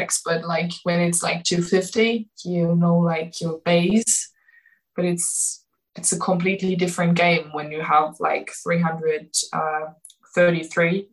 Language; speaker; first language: English; non-native, fluent; German